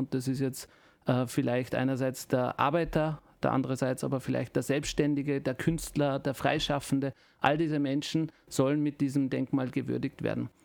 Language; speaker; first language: German; early bilingual, other home language; Turkish